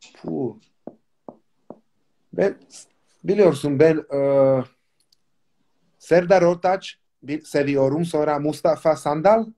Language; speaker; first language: Turkish; non-native, learner; Slovak